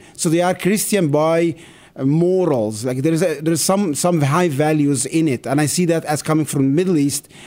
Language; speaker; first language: English; non-native, fluent; Arabic